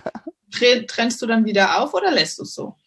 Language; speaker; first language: German; native; German